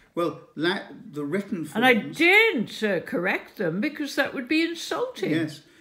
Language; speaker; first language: English; native; English